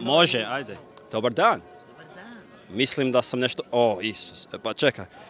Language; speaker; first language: Serbian; non-native, learner; English